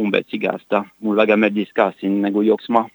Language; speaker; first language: Estonian; non-native, learner; French